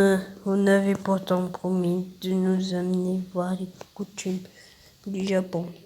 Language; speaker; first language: French; native; French